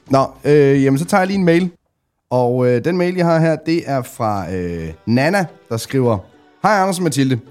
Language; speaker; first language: Danish; native; Danish